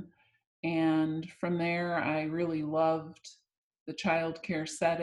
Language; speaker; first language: English; native; English